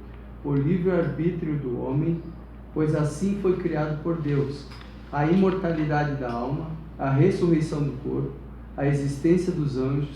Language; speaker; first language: Portuguese; native; Portuguese